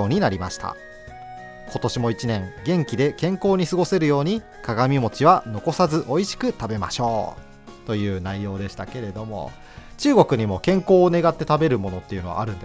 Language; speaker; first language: Japanese; native; Japanese